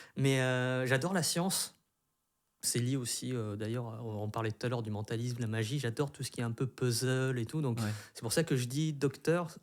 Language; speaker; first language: French; early bilingual, other home language; Vietnamese